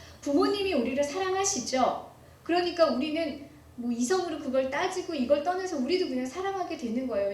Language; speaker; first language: Korean; native; Korean